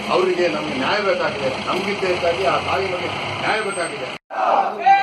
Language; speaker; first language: Kannada; native; Kannada